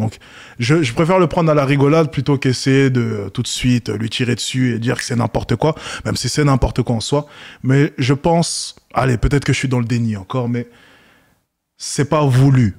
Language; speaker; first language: French; native; French